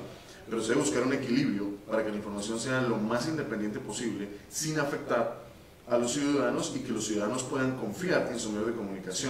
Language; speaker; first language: Spanish; native; Spanish